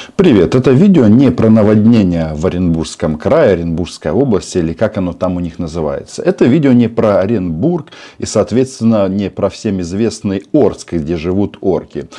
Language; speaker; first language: Russian; native; Russian